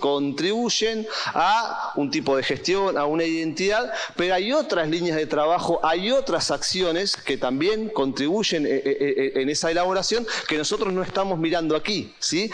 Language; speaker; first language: Spanish; native; Spanish